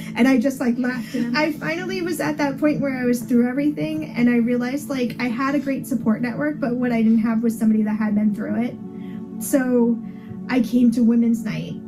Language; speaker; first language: English; native; English